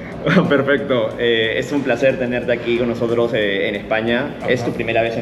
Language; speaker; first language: Spanish; native; Spanish